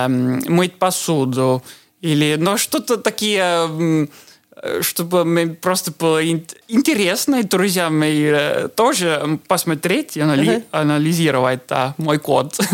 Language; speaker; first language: Russian; non-native, learner; Estonian